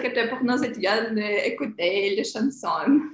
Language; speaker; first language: French; non-native, learner; Ukrainian